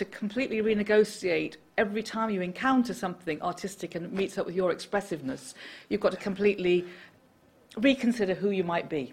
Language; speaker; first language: English; native; English